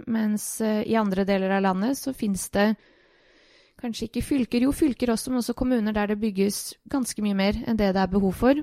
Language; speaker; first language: Norwegian; early bilingual, other home language; Bosnian